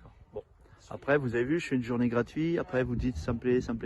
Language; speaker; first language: French; native; French